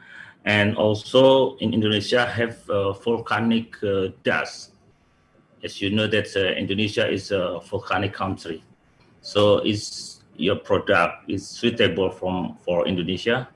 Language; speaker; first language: English; non-native, learner; Indonesian